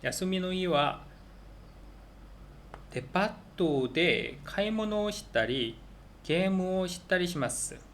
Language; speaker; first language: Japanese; non-native, learner; Korean